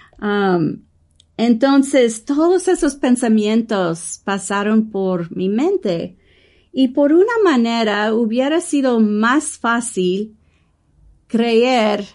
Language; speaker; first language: Spanish; non-native, learner; English